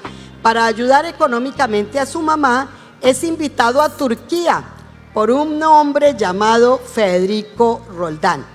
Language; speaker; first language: Spanish; native; Spanish